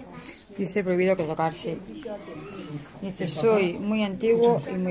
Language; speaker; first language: Spanish; native; Spanish